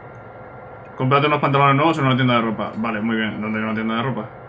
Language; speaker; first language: Spanish; native; Spanish